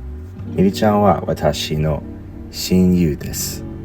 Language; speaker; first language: Japanese; non-native, learner; English